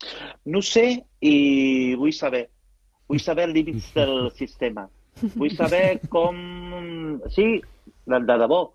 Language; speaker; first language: Catalan; non-native, local second language; Spanish